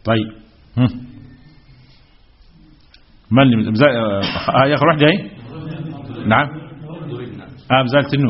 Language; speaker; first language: Arabic; native; Arabic